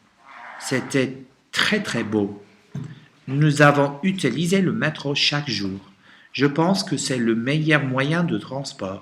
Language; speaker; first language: French; non-native, learner; English